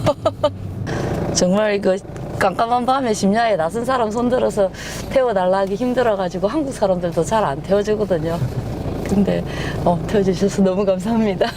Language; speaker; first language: Korean; native; Korean